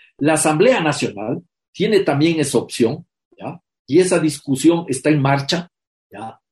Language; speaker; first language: Spanish; native; Spanish